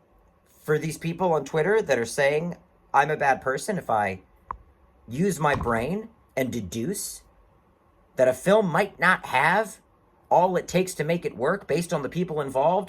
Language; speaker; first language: English; native; English